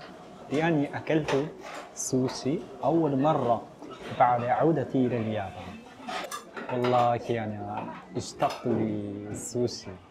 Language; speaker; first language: Arabic; non-native, fluent; Japanese